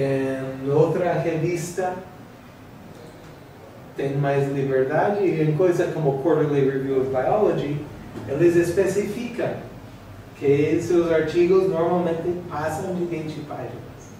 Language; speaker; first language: Portuguese; non-native, fluent; English